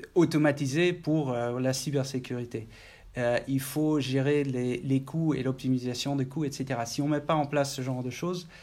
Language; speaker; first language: French; non-native, fluent; Dutch